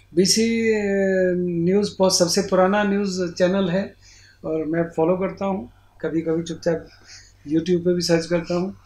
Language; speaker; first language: Hindi; native; Hindi